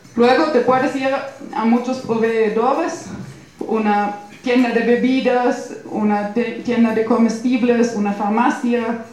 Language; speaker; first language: Spanish; non-native, fluent; German